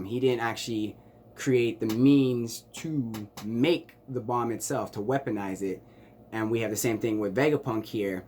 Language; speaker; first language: English; native; English